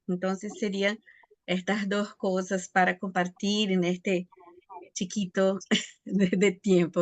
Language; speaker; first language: Spanish; non-native, fluent; Portuguese